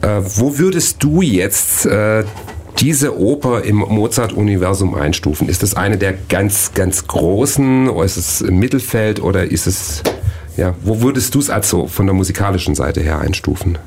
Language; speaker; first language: German; native; German